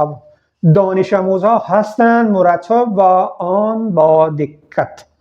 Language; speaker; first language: Persian; non-native, fluent; Urdu